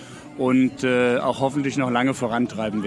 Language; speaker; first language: German; native; German